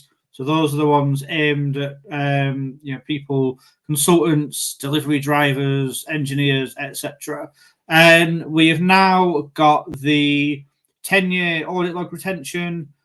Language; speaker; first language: English; native; English